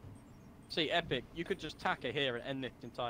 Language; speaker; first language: English; native; English